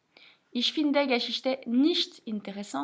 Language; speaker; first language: German; non-native, fluent; French